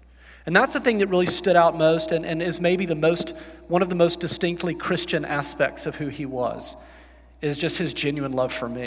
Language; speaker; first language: English; native; English